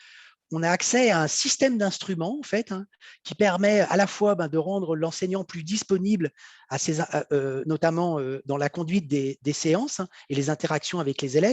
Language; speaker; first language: French; native; French